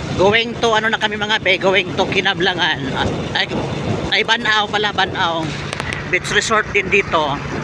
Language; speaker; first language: Filipino; non-native, local second language; Cebuano